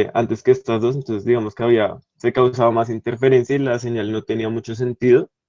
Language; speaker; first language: Spanish; native; Spanish